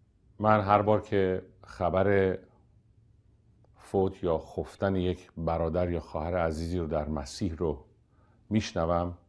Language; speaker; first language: Persian; native; Persian